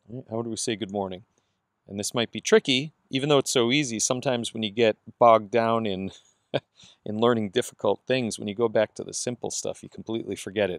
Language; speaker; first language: English; native; English